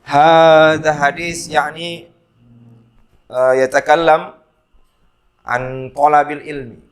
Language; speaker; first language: Arabic; non-native, fluent; Indonesian